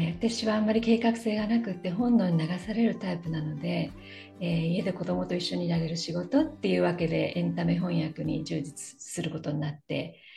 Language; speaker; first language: Japanese; native; Japanese